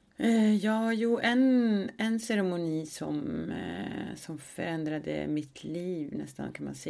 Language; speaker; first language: Swedish; native; Swedish